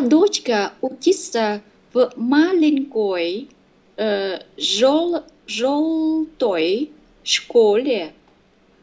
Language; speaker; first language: Russian; non-native, learner; Vietnamese